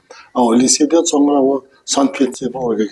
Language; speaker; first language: Turkish; non-native, learner; Kazakh